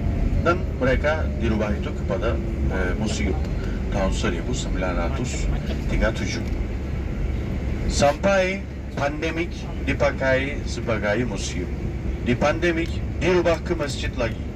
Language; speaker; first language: Indonesian; non-native, fluent; Turkish